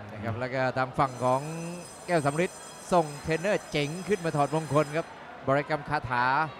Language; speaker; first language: Thai; native; Thai